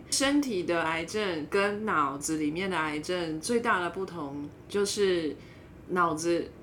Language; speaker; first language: Chinese; native; Chinese